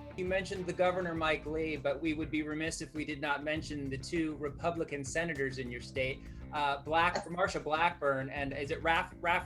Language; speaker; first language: English; native; English